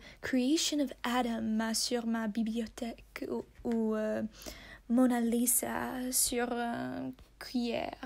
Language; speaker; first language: French; non-native, learner; English